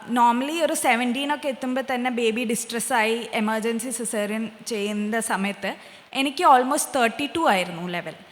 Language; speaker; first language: Malayalam; early bilingual, heritage; Malayalam